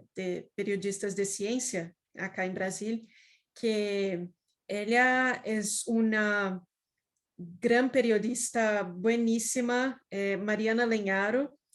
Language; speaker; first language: Spanish; non-native, fluent; Portuguese